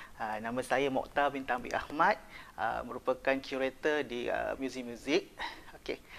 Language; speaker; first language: Malay; native; Malay